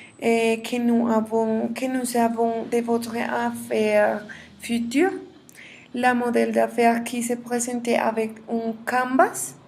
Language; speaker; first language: French; non-native, learner; Spanish